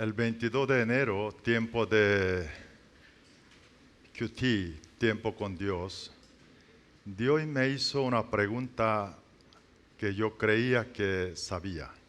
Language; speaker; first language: Spanish; non-native, learner; Korean